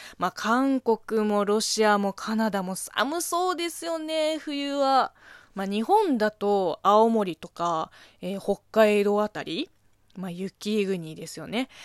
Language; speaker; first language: Japanese; non-native, fluent; Chinese